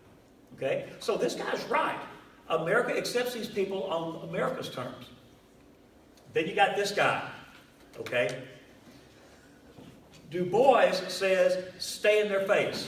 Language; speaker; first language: English; native; English